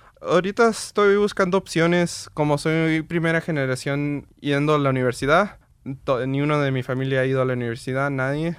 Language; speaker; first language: Spanish; early bilingual, heritage; Spanish